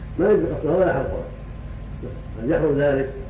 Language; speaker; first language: Arabic; native; Arabic